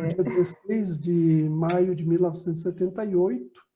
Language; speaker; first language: Portuguese; native; Portuguese